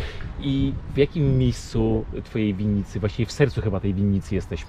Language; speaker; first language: Polish; native; Polish